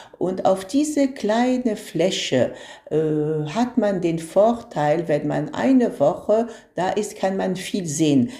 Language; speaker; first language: German; non-native, fluent; Arabic